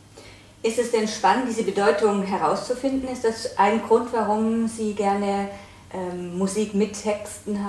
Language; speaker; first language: German; native; German